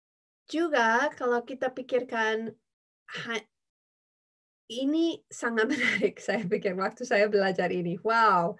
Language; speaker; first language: Indonesian; non-native, fluent; English